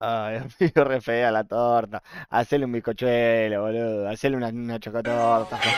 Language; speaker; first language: Spanish; native; Spanish